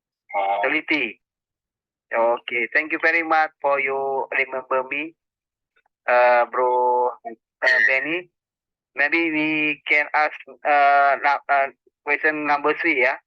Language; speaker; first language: English; non-native, learner; Indonesian